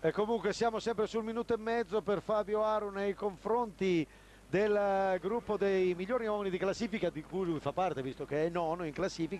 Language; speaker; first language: Italian; native; Italian